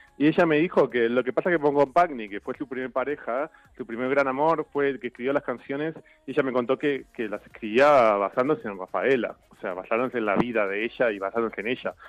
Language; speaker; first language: Spanish; native; Spanish